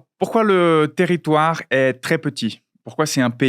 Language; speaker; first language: French; non-native, fluent; Portuguese